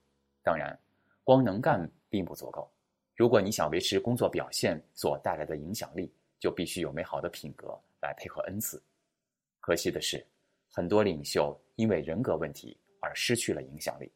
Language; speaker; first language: Chinese; native; Chinese